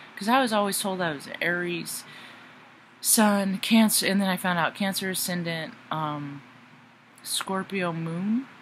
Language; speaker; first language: English; native; English